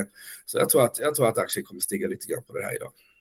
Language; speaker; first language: Swedish; native; Swedish